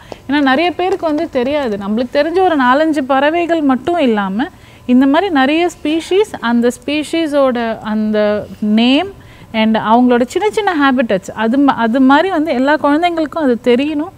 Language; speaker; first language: Tamil; native; Tamil